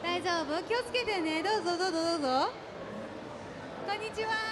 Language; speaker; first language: Japanese; native; Japanese